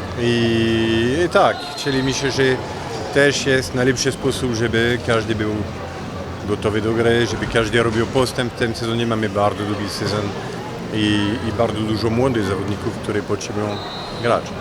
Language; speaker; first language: Polish; non-native, fluent; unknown